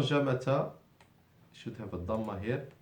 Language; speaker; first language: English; non-native, fluent; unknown